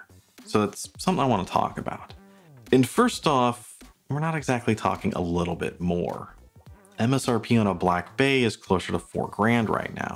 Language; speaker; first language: English; native; English